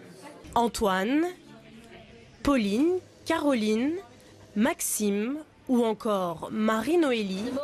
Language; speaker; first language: French; native; French